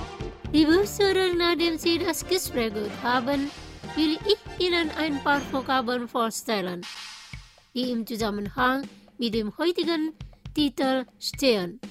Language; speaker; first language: German; non-native, learner; Indonesian